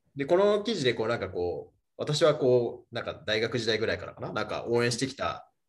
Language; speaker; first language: Japanese; native; Japanese